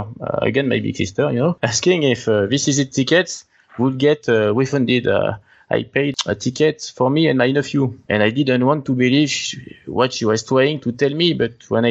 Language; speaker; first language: English; non-native, learner; French